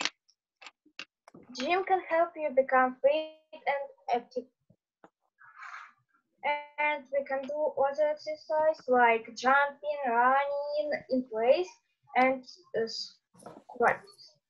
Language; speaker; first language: English; non-native, learner; Russian